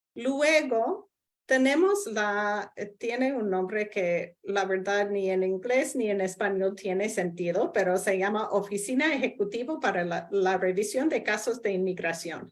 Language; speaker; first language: Spanish; non-native, fluent; English